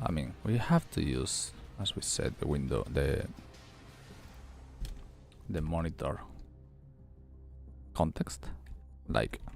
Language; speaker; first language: English; non-native, fluent; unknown